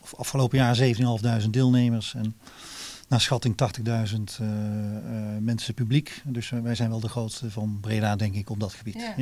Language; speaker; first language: Dutch; native; Dutch